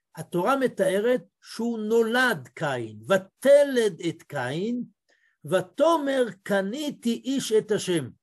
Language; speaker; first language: Hebrew; native; Hebrew